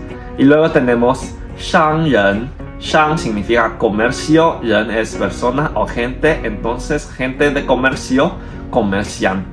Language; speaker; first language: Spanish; non-native, fluent; Chinese